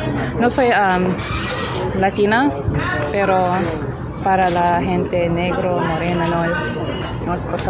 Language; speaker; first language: Spanish; non-native, learner; English